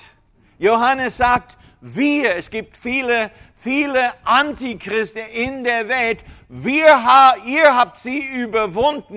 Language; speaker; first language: German; non-native, fluent; English